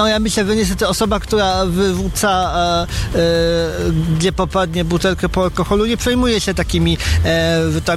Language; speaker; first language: Polish; native; Polish